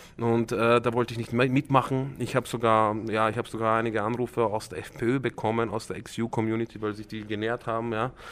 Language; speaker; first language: German; early bilingual, other home language; Croatian